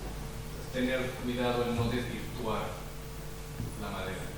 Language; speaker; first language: Spanish; native; Spanish